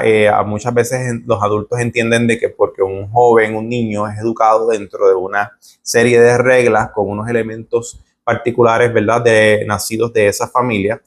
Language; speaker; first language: Spanish; native; Spanish